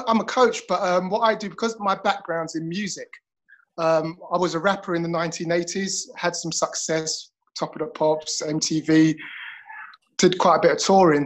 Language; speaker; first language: English; native; English